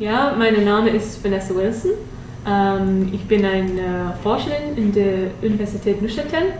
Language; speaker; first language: German; non-native, learner; English